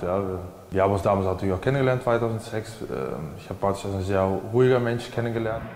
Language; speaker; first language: German; native; German